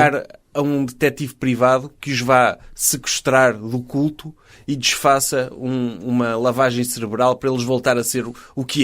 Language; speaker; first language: Portuguese; native; Portuguese